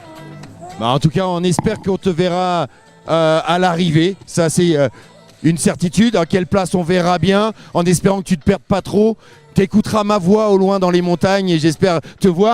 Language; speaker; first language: French; native; French